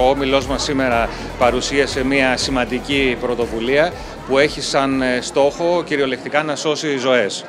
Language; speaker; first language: Greek; native; Greek